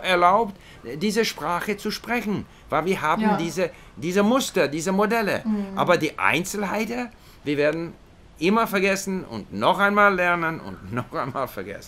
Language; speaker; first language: German; non-native, learner; English